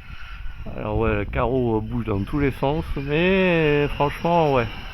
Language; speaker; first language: French; native; French